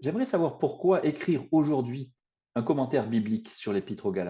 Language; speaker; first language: French; native; French